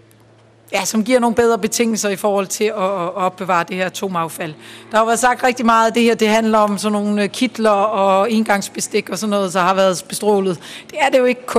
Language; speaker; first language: Danish; native; Danish